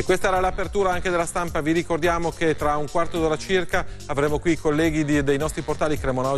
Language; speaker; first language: Italian; native; Italian